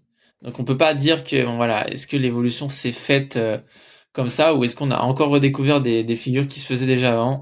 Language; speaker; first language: French; native; French